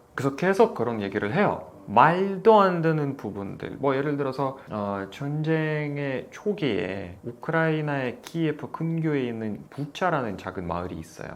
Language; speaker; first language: Korean; non-native, fluent; Russian